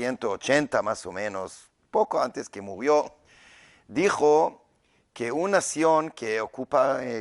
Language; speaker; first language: Spanish; non-native, learner; Hebrew